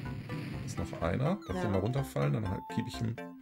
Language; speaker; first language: German; native; German